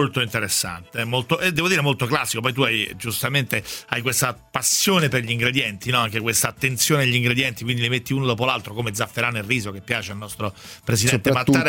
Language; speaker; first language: Italian; native; Italian